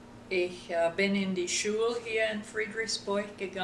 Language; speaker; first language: German; early bilingual, heritage; German